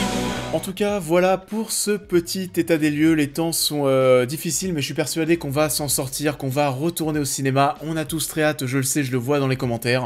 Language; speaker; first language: French; native; French